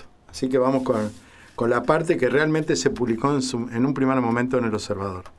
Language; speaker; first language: Spanish; native; Spanish